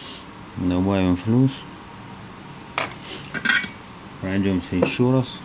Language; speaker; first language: Russian; native; Russian